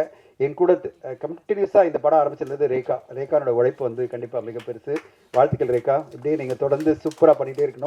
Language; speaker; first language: Tamil; native; Tamil